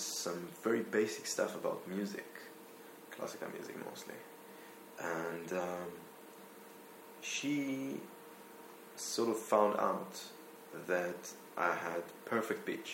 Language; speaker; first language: English; non-native, fluent; Hebrew